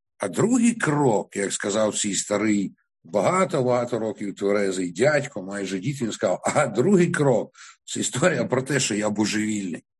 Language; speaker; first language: Ukrainian; non-native, local second language; Russian